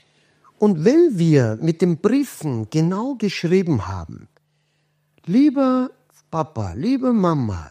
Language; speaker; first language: German; non-native, fluent; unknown